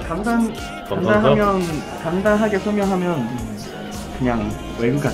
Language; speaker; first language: Korean; non-native, learner; Cantonese